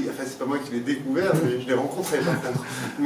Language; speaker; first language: French; native; French